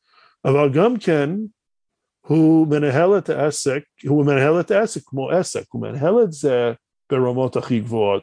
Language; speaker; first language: Hebrew; non-native, fluent; English